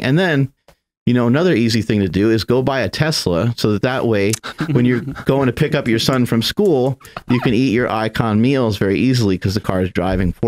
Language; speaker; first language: English; native; English